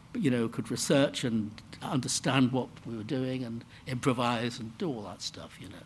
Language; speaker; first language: English; native; English